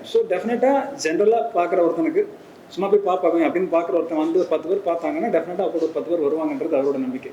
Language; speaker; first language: Tamil; native; Tamil